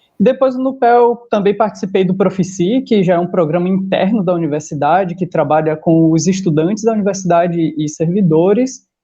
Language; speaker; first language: Portuguese; native; Portuguese